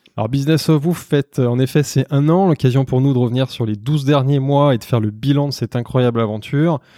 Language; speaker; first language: French; native; French